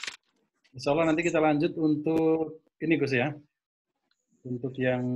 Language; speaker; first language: Indonesian; native; Indonesian